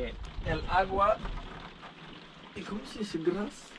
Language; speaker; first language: Spanish; non-native, learner; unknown